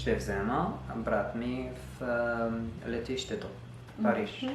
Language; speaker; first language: Bulgarian; non-native, learner; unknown